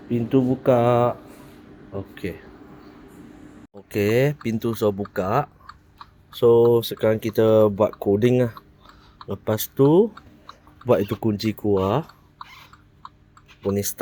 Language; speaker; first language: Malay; non-native, local second language; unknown